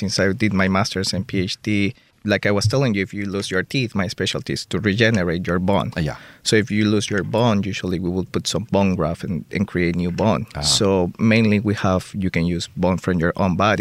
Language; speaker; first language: English; non-native, fluent; Spanish